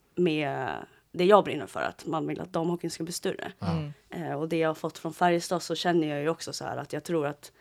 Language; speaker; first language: Swedish; native; Swedish